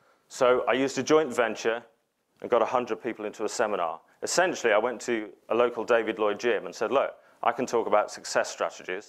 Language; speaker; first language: English; native; English